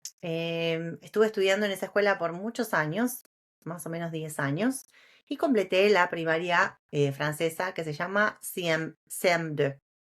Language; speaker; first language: Spanish; native; Spanish